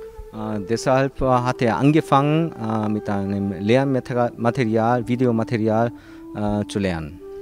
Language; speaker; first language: German; non-native, fluent; Korean